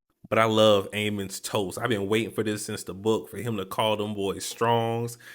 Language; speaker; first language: English; native; English